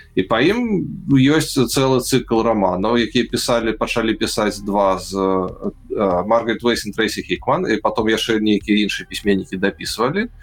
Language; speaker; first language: Belarusian; native; Belarusian